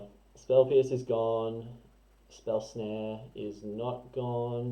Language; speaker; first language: English; native; English